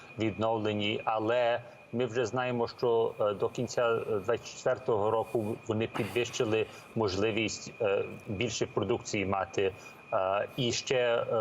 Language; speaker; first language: Ukrainian; early bilingual, heritage; Ukrainian